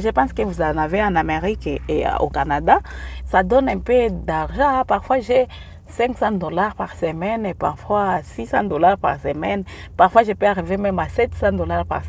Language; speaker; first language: French; non-native, local second language; Swahili